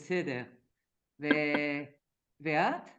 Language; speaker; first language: Hebrew; non-native, learner; French